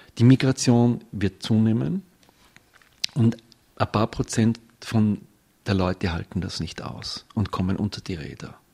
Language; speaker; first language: German; native; German